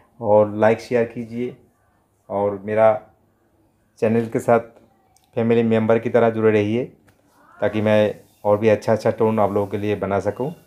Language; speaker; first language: Hindi; non-native, local second language; Bangla